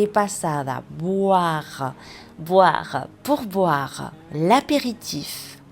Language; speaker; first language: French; non-native, fluent; Spanish